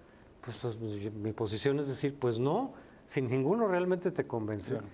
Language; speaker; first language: Spanish; native; Spanish